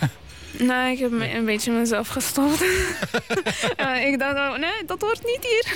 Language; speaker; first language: Dutch; non-native, local second language; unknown